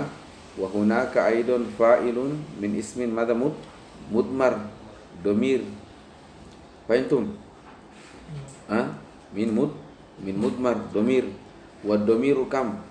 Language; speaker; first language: Arabic; non-native, fluent; Indonesian